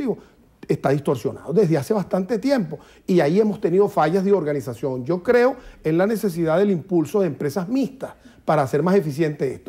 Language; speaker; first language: Spanish; native; Spanish